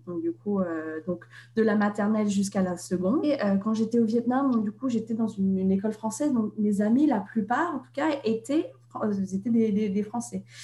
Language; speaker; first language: French; non-native, fluent; Vietnamese